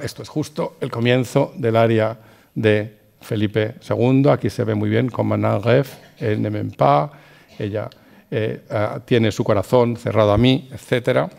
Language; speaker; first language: Spanish; native; Spanish